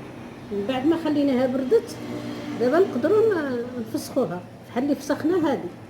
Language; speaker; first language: Arabic; native; Arabic